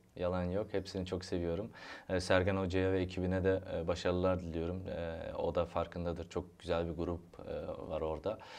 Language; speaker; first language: Turkish; early bilingual, heritage; Turkish